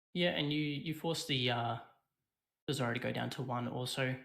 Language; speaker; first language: English; native; English